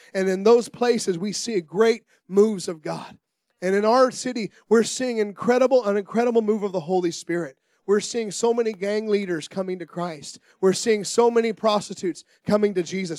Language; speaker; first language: English; native; English